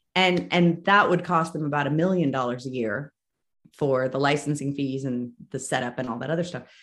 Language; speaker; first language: English; native; English